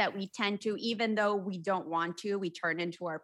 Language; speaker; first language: English; early bilingual, other home language; Spanish